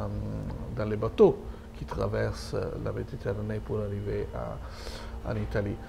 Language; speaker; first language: French; non-native, fluent; Italian